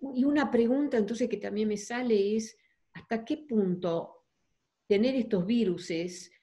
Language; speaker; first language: Spanish; non-native, fluent; Dutch